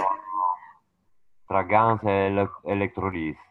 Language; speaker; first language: French; non-native, learner; Romanian